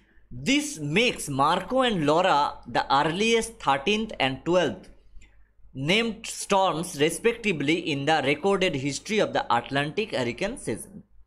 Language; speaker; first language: English; non-native, local second language; Bangla